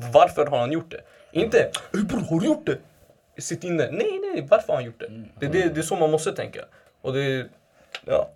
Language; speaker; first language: Swedish; early bilingual, other home language; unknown